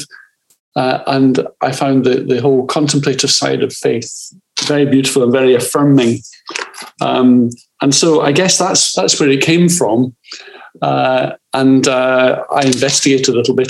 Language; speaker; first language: English; native; English